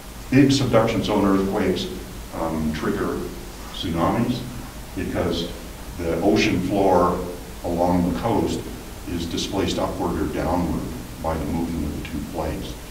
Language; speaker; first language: English; native; English